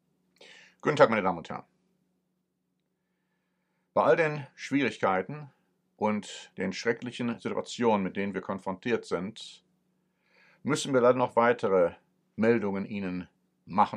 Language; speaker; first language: German; native; German